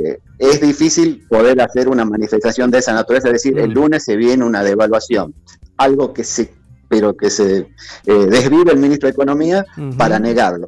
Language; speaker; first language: Spanish; native; Spanish